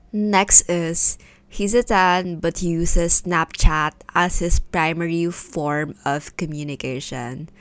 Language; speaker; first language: English; non-native, local second language; Filipino